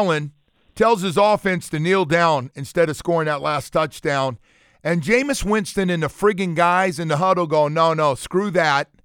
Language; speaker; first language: English; native; English